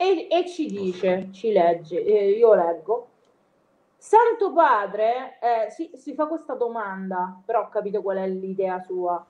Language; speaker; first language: Italian; native; Italian